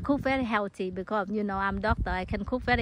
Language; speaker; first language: English; non-native, local second language; Vietnamese